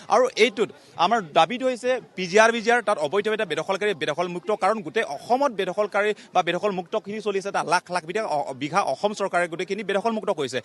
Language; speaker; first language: Assamese; non-native, local second language; Karbi